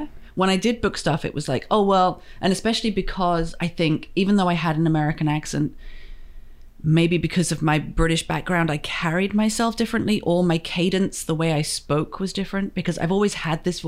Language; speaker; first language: English; native; English